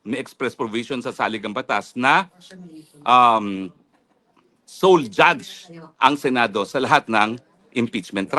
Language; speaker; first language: Filipino; native; Filipino